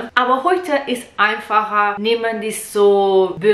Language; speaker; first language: German; non-native, learner; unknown